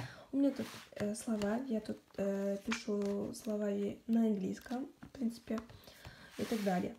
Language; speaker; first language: Russian; non-native, local second language; Kazakh